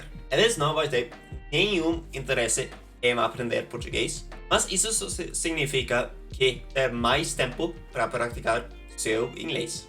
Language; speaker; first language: Portuguese; non-native, fluent; Norwegian